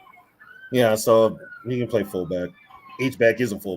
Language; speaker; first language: English; native; English